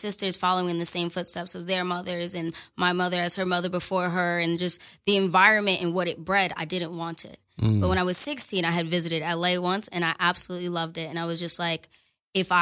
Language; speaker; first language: English; native; English